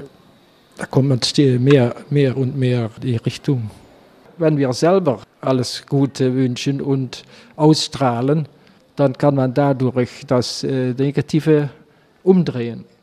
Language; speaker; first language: German; non-native, learner; Dutch